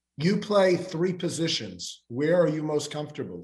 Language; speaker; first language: English; native; English